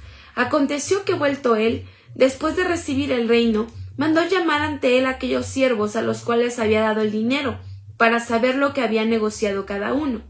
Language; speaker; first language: Spanish; native; Spanish